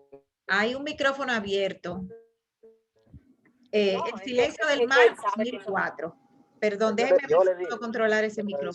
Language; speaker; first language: Spanish; native; Spanish